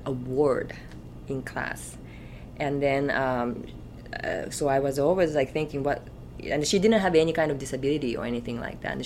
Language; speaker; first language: English; non-native, fluent; Japanese